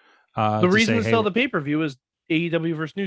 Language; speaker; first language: English; native; English